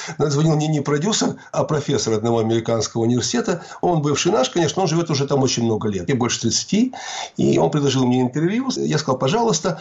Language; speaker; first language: Russian; native; Russian